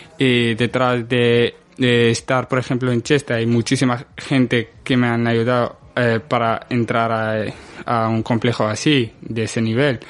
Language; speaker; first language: Spanish; non-native, fluent; Arabic